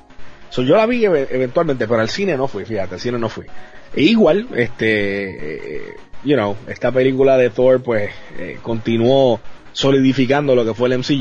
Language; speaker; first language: Spanish; native; Spanish